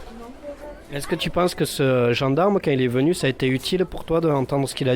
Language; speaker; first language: French; native; French